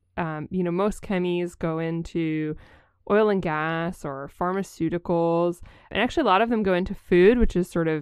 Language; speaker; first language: English; native; English